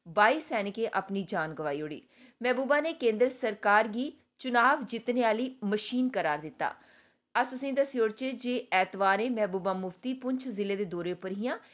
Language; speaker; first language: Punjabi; non-native, local second language; Dogri